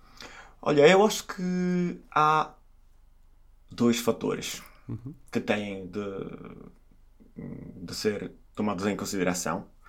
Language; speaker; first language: Portuguese; non-native, fluent; Italian